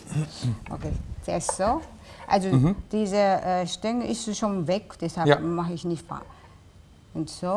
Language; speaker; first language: German; non-native, learner; Japanese